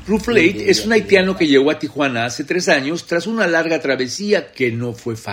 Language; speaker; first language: Spanish; native; Spanish